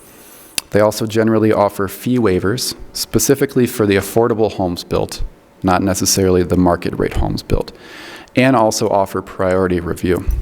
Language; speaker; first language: English; native; English